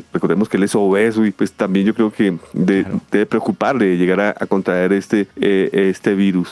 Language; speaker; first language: Spanish; native; Spanish